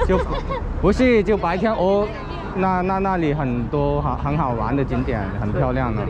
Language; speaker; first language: Chinese; non-native, local second language; Cantonese